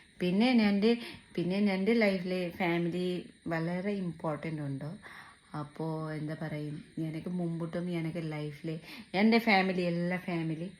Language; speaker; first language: Malayalam; non-native, learner; Nepali